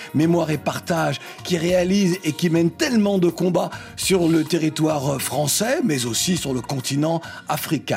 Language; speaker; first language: French; native; French